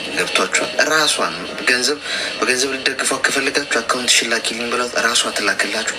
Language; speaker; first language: Amharic; native; Amharic